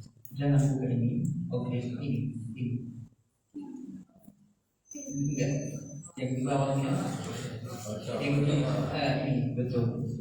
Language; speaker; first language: Indonesian; non-native, fluent; Arabic